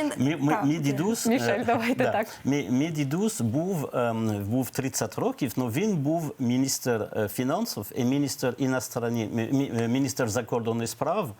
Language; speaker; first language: Ukrainian; non-native, learner; French